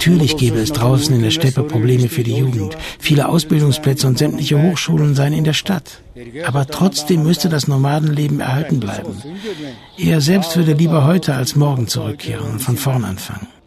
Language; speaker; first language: German; native; German